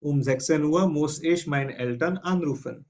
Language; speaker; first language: German; non-native, fluent; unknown